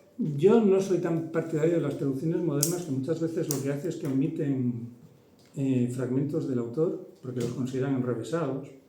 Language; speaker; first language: Spanish; early bilingual, heritage; Spanish